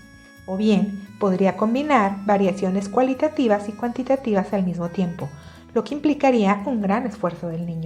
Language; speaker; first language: Spanish; native; Spanish